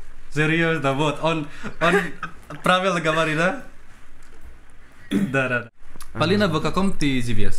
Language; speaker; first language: Russian; non-native, learner; Indonesian